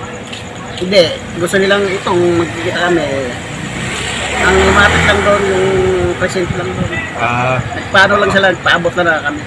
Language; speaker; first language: Filipino; native; Filipino